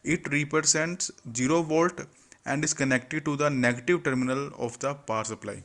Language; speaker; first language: English; non-native, local second language; Punjabi